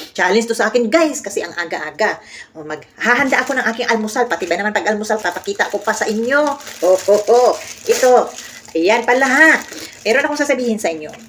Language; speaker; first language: Filipino; native; Filipino